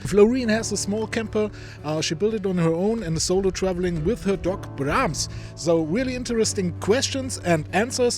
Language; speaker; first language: English; non-native, fluent; German